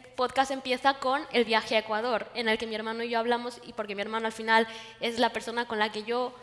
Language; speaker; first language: Spanish; native; Spanish